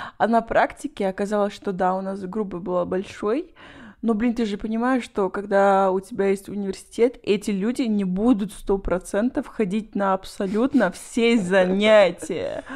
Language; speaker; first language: Russian; non-native, fluent; Spanish